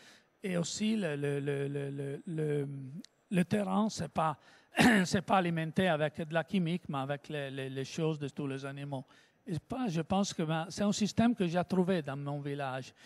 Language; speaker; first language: French; non-native, learner; Italian